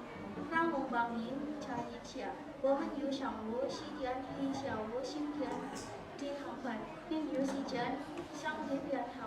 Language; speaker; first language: Chinese; non-native, learner; Indonesian